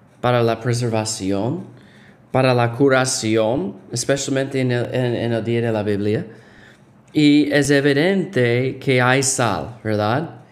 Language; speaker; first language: Spanish; non-native, fluent; English